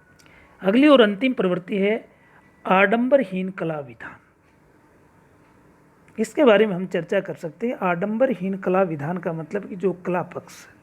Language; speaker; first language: Hindi; native; Hindi